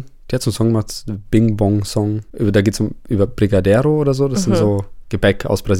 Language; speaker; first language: German; native; German